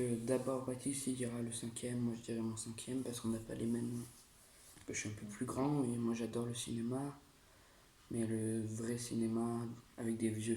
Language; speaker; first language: French; native; French